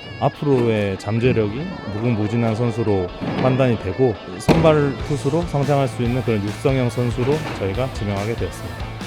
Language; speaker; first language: Korean; native; Korean